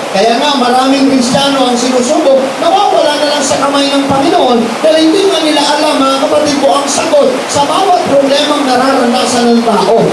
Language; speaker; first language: Filipino; non-native, local second language; Cebuano